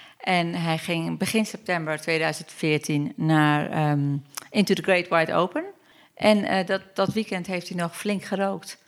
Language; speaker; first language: Dutch; early bilingual, other home language; Turkish